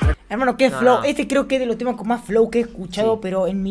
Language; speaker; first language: Spanish; native; Spanish